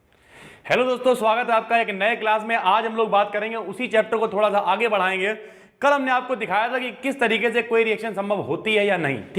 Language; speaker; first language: Hindi; native; Hindi